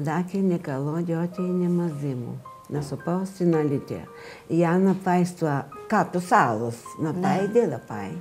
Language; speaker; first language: Greek; non-native, learner; Bulgarian